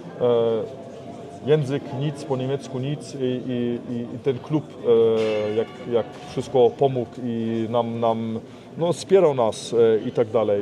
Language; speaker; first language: Polish; early bilingual, heritage; Polish